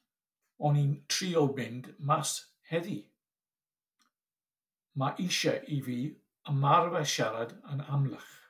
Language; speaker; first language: Welsh; non-native, learner; English